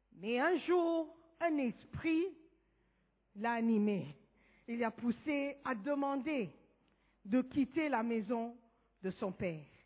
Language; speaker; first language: French; non-native, fluent; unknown